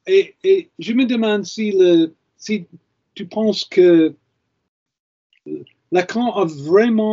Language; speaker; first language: French; non-native, fluent; English